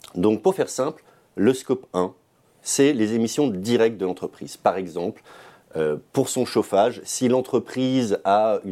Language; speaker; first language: French; native; French